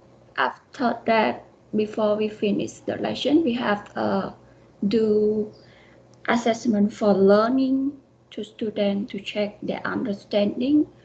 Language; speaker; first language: English; non-native, learner; Khmer